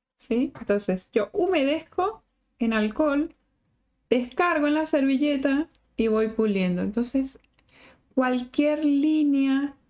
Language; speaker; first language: Spanish; native; Spanish